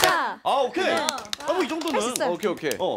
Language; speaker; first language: Korean; native; Korean